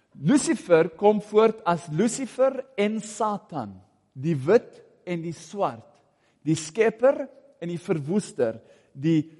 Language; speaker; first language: Afrikaans; non-native, fluent; English